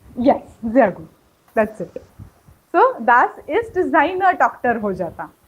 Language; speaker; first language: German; non-native, fluent; Hindi